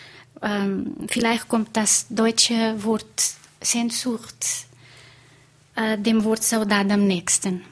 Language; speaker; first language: German; non-native, fluent; Portuguese